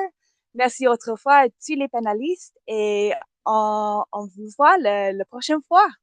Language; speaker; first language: French; non-native, fluent; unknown